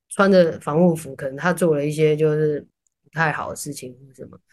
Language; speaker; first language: Chinese; native; Chinese